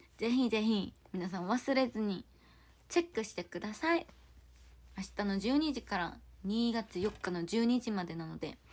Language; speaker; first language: Japanese; non-native, fluent; Korean